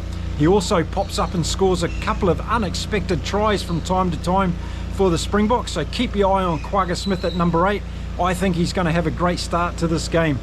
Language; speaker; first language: English; native; English